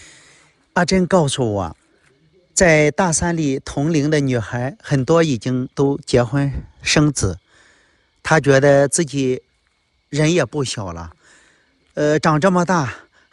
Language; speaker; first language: Chinese; native; Chinese